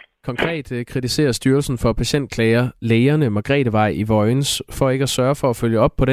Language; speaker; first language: Danish; native; Danish